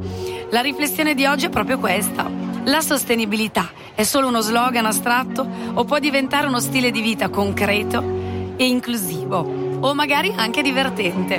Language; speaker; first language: Italian; native; Italian